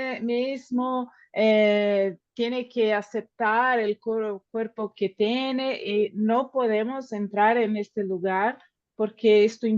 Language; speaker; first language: Spanish; non-native, fluent; Portuguese